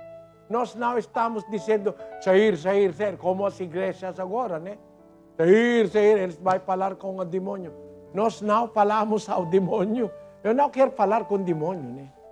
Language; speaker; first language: Portuguese; non-native, learner; Filipino